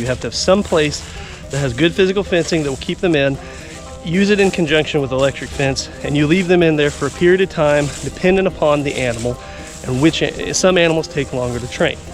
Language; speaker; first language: English; native; English